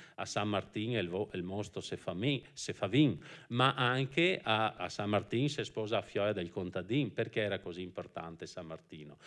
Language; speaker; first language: Italian; native; Italian